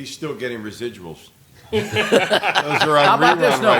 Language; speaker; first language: English; native; English